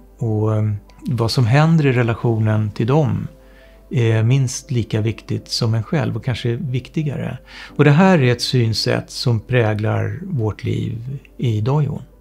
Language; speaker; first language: Swedish; native; Swedish